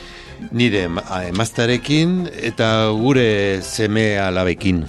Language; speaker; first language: Basque; non-native, learner; Spanish